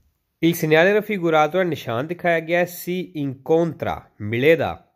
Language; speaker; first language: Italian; non-native, learner; Punjabi